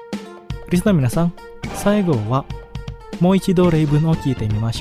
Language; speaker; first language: Japanese; non-native, fluent; Indonesian